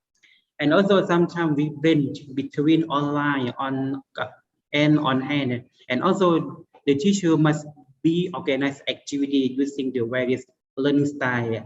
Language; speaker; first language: English; non-native, learner; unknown